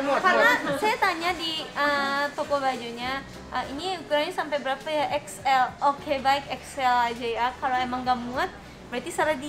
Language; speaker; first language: Indonesian; non-native, fluent; Japanese